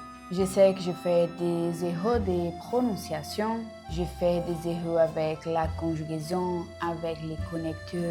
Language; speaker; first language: French; non-native, learner; Portuguese